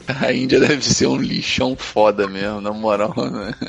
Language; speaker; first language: Portuguese; native; Portuguese